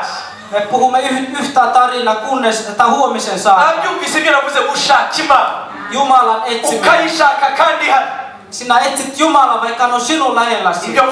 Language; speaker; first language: Finnish; non-native, fluent; Kinyarwanda